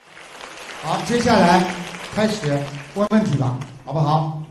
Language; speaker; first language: Chinese; native; Chinese